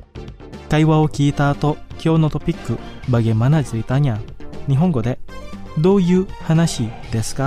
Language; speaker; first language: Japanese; non-native, fluent; Indonesian